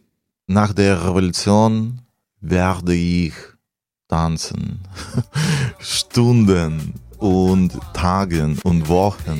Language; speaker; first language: German; non-native, fluent; Russian